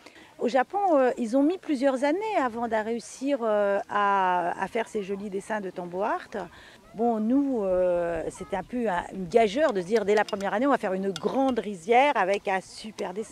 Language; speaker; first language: French; native; French